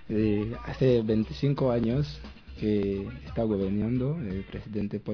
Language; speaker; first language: Spanish; non-native, learner; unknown